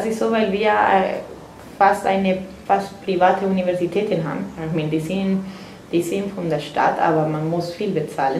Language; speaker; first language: German; non-native, fluent; Spanish